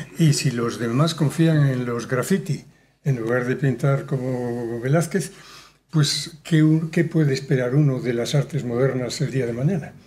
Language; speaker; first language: Spanish; native; Spanish